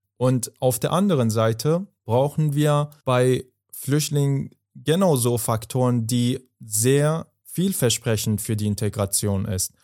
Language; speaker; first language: German; non-native, fluent; Persian